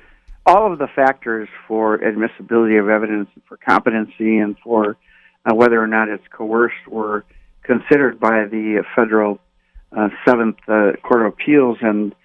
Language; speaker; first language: English; native; English